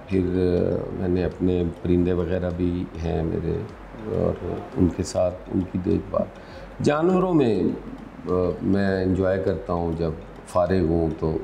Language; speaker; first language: Urdu; non-native, local second language; Punjabi